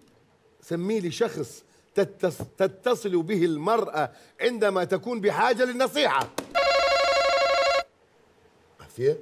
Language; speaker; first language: Arabic; native; Arabic